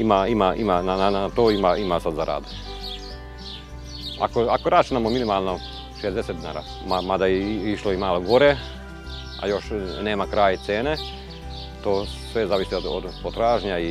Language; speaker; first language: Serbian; non-native, local second language; Hungarian